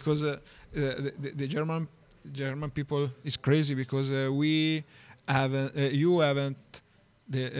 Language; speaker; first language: English; non-native, learner; Italian